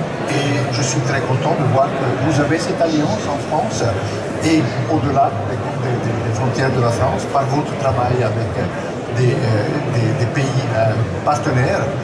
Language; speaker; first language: French; non-native, local second language; German